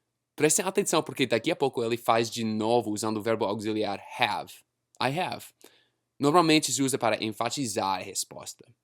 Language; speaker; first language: Portuguese; non-native, fluent; English